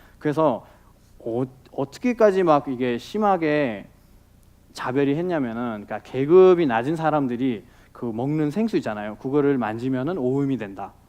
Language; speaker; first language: Korean; non-native, fluent; Nepali